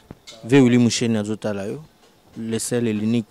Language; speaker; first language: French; non-native, local second language; Lingala